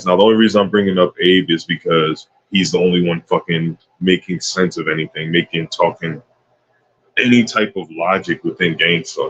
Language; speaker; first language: English; native; English